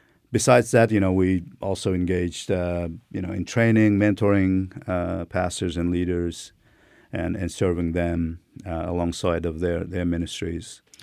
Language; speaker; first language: English; non-native, fluent; Turkmen